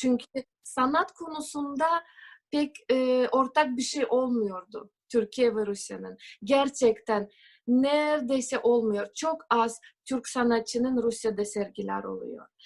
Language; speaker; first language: Turkish; non-native, fluent; Russian